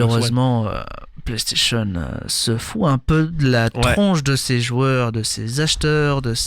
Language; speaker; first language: French; native; French